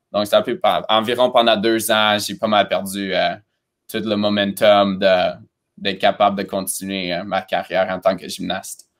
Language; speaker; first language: French; early bilingual, other home language; Romanian